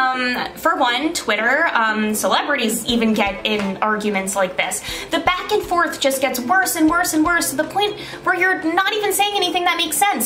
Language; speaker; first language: English; native; English